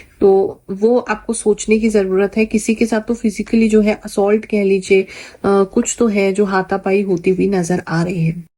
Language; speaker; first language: Hindi; native; Hindi